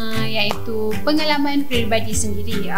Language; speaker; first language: Malay; native; Malay